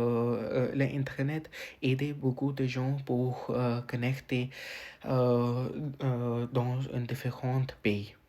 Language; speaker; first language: French; non-native, learner; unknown